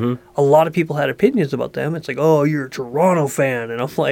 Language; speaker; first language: English; native; English